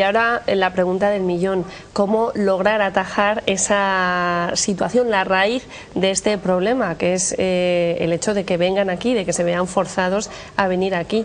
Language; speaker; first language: Spanish; native; Spanish